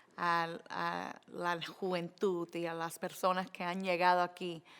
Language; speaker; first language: Spanish; early bilingual, other home language; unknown